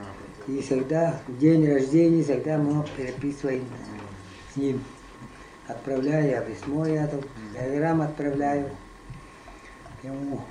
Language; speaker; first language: Russian; non-native, local second language; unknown